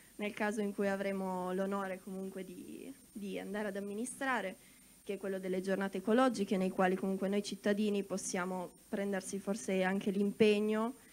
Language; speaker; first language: Italian; native; Italian